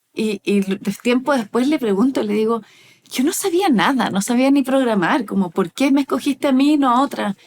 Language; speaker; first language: Spanish; native; Spanish